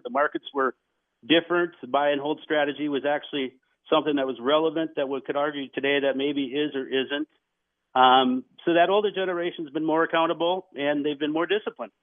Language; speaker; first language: English; native; English